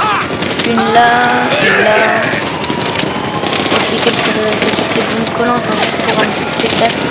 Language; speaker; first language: French; native; French